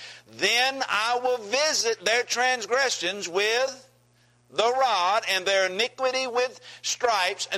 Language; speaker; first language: English; native; English